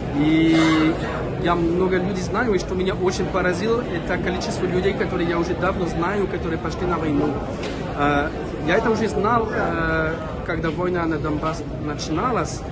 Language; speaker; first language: Russian; non-native, fluent; French